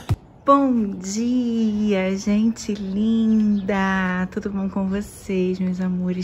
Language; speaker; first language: Portuguese; native; Portuguese